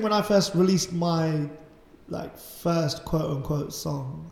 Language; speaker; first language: English; native; English